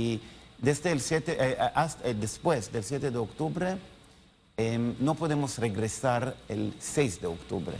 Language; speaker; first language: Spanish; non-native, learner; Hebrew